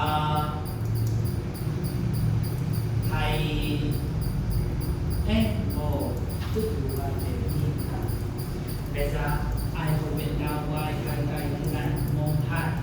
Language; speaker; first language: Vietnamese; non-native, learner; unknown